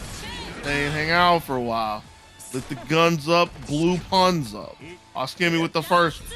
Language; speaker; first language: English; native; English